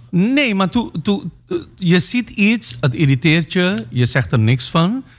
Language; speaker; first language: Dutch; non-native, local second language; Caribbean Hindustani